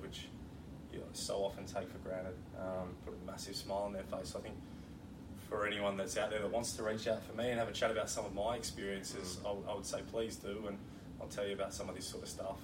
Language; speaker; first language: English; native; English